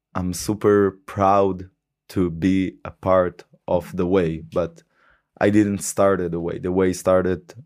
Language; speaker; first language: English; non-native, fluent; Hebrew